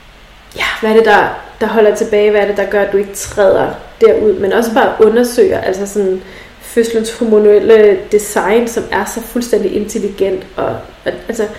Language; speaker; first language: Danish; native; Danish